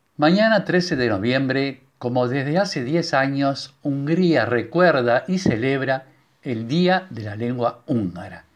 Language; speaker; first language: Spanish; non-native, local second language; Hungarian